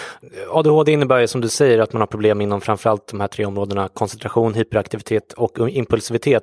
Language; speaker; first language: Swedish; native; Swedish